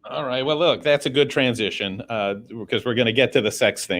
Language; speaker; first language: English; native; English